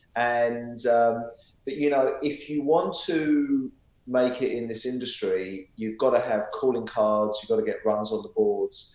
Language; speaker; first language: English; native; English